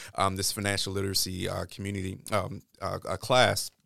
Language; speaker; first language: English; native; English